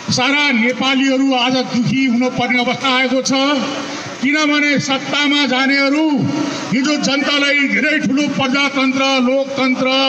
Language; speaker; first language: Nepali; native; Nepali